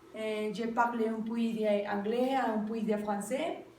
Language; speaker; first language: French; non-native, learner; Spanish